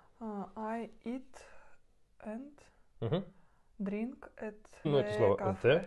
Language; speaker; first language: English; non-native, learner; Russian